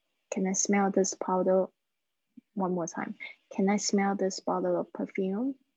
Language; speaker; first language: English; non-native, fluent; Chinese